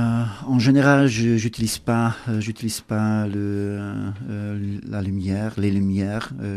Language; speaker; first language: French; non-native, learner; Hungarian